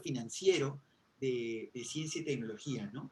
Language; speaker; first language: Spanish; native; Spanish